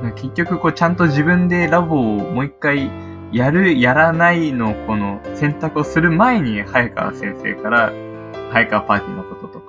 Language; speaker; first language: Japanese; native; Japanese